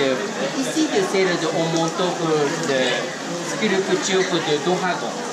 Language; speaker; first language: French; non-native, learner; Japanese